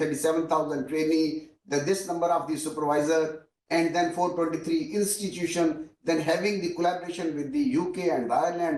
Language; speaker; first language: English; non-native, local second language; Urdu